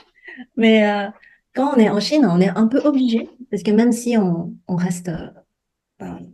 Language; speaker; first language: French; non-native, fluent; Chinese